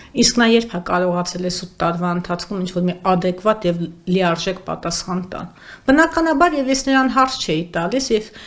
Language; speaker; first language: Armenian; native; Armenian